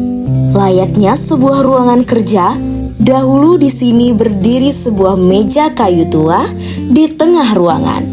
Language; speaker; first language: Indonesian; native; Indonesian